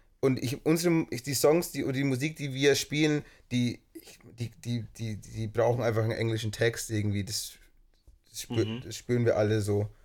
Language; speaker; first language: German; native; German